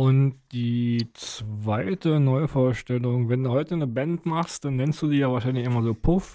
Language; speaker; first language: German; native; German